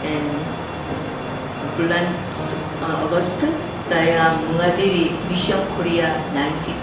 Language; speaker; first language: Indonesian; non-native, learner; Korean